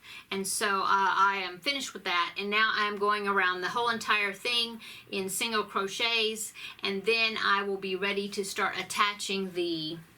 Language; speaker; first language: English; native; English